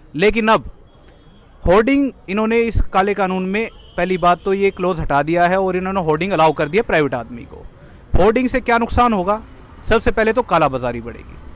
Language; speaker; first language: Hindi; native; Hindi